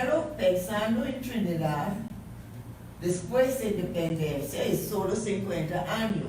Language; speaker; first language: Spanish; non-native, fluent; English